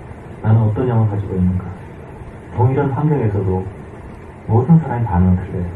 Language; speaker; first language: Korean; native; Korean